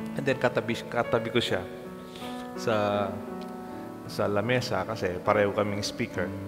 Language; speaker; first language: Filipino; non-native, local second language; Pampanga